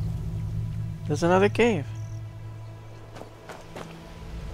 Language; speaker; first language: English; native; English